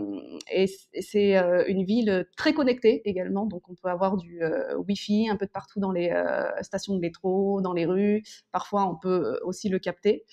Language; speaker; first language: French; early bilingual, other home language; Korean